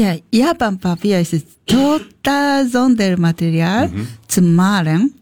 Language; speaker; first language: German; non-native, learner; Japanese